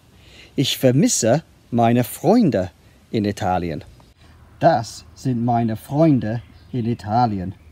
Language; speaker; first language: German; non-native, fluent; English